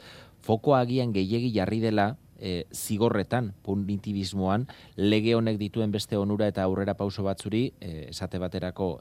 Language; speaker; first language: Basque; native; Basque